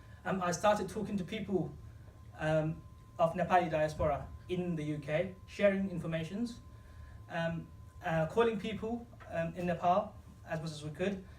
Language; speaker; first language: English; non-native, fluent; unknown